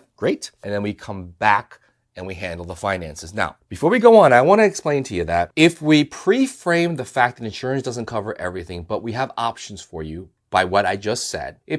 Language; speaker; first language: English; native; English